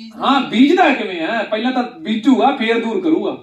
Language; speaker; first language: Hindi; non-native, local second language; Punjabi